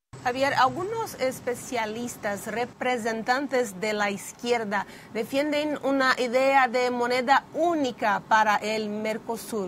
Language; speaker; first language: Spanish; non-native, fluent; Portuguese